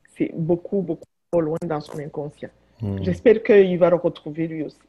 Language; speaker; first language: French; non-native, local second language; Kinyarwanda